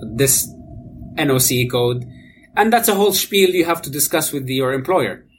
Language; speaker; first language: English; non-native, fluent; Arabic